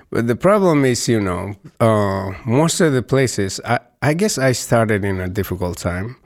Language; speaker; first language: English; non-native, local second language; Nepali